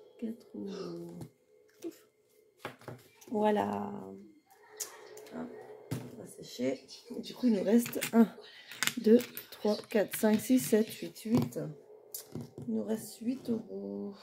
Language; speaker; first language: French; native; French